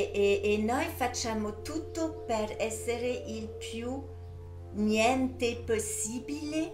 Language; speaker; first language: Italian; early bilingual, heritage; French